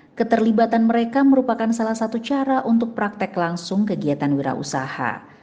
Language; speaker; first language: Indonesian; native; Indonesian